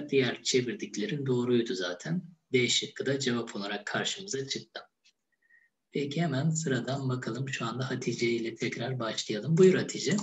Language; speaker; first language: Turkish; native; Turkish